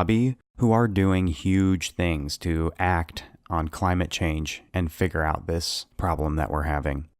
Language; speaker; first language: English; native; English